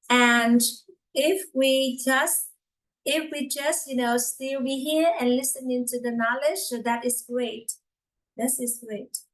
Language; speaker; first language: English; non-native, fluent; Vietnamese